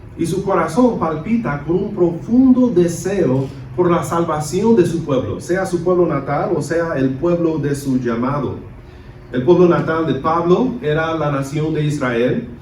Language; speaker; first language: Spanish; early bilingual, other home language; English